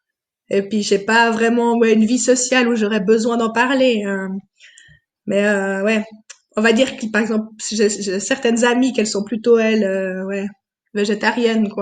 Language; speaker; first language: French; native; French